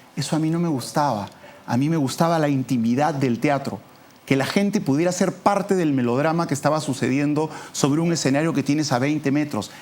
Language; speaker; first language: Spanish; native; Spanish